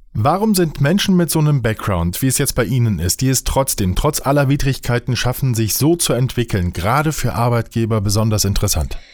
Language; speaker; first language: German; native; German